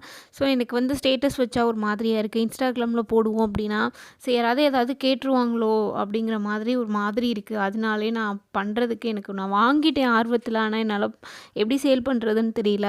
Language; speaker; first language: Tamil; native; Tamil